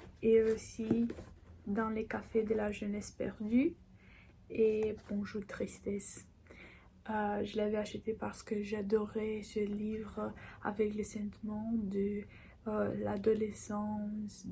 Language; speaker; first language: French; non-native, learner; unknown